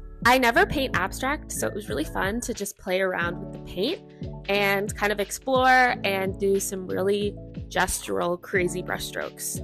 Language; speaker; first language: English; native; English